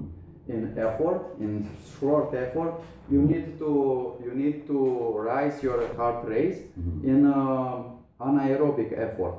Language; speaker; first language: English; non-native, learner; Romanian